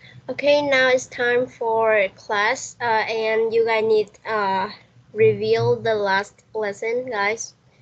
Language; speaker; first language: English; non-native, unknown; Vietnamese